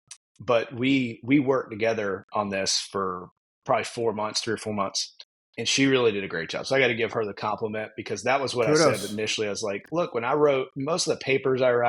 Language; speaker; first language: English; native; English